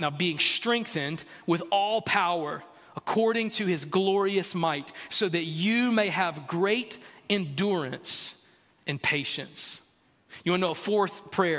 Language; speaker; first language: English; native; English